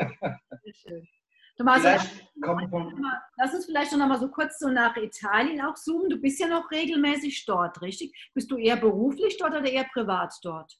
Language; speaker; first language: German; native; German